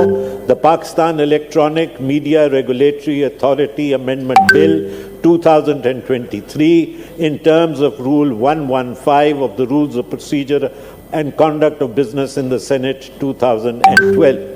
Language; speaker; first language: English; non-native, local second language; Urdu